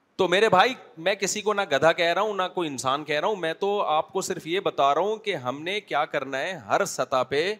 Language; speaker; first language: Urdu; native; Urdu